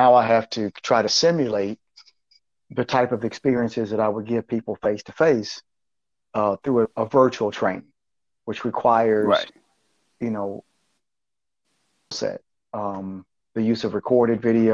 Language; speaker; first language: English; native; English